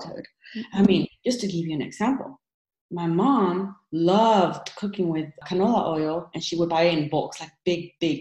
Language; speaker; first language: English; early bilingual, other home language; Spanish